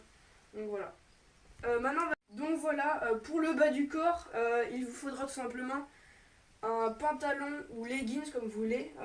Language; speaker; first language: French; native; French